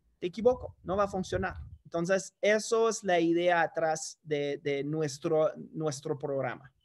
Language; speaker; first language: Spanish; non-native, fluent; English